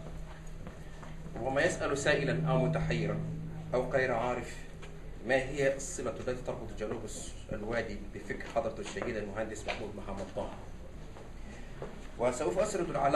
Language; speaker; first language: Arabic; non-native, local second language; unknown